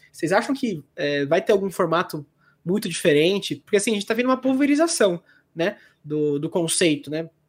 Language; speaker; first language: Portuguese; native; Portuguese